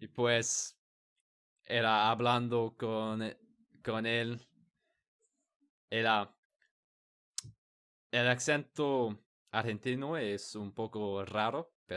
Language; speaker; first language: Spanish; non-native, learner; English